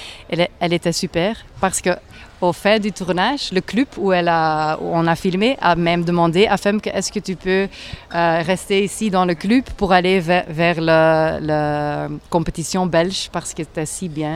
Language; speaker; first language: French; non-native, local second language; Dutch